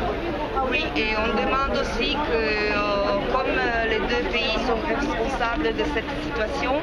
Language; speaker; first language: French; non-native, fluent; Italian